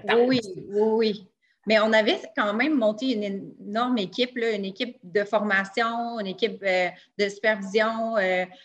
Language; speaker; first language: French; native; French